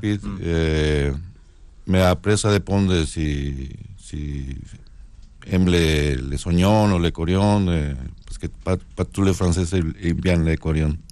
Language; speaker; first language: French; non-native, learner; Spanish